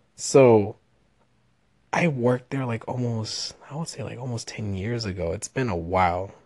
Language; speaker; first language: English; early bilingual, other home language; Spanish